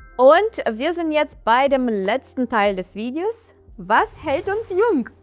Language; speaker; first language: German; non-native, fluent; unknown